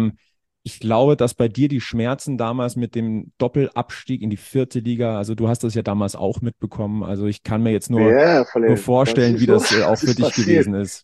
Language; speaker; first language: German; native; German